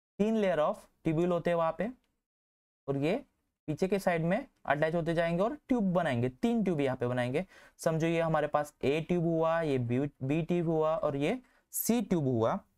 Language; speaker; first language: Hindi; non-native, local second language; Marathi